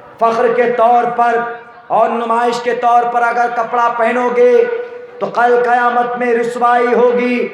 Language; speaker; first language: Urdu; native; Urdu